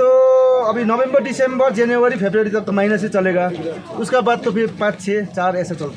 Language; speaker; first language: Hindi; non-native, local second language; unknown